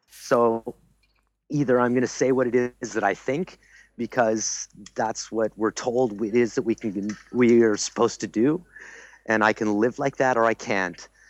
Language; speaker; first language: English; early bilingual, other home language; German